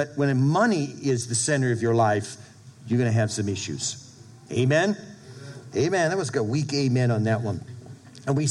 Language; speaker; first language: English; native; English